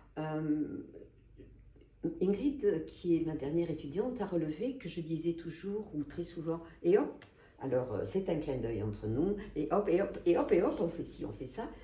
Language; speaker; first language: French; native; French